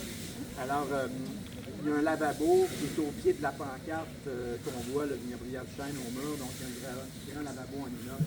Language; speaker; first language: French; native; French